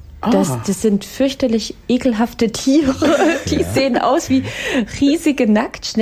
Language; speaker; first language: German; native; German